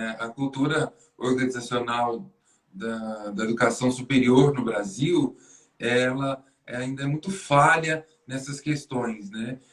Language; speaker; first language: Portuguese; native; Portuguese